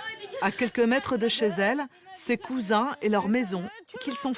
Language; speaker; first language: French; native; French